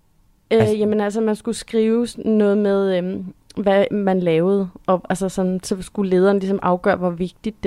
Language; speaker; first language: Danish; native; Danish